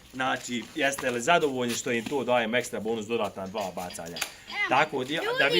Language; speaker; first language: Bosnian; native; Bosnian